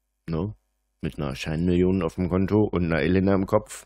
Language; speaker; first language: German; native; German